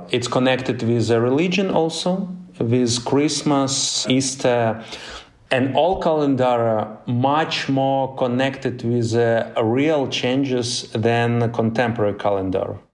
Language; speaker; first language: English; non-native, fluent; Ukrainian